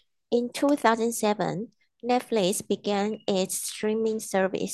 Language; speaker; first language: English; non-native, learner; Chinese